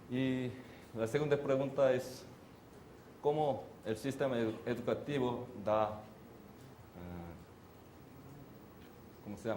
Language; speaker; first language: Spanish; non-native, fluent; Korean